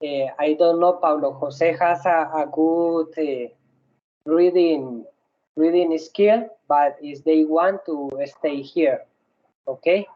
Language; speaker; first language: English; non-native, learner; Spanish